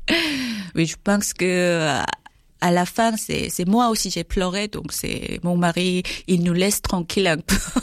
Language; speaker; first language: French; non-native, fluent; Korean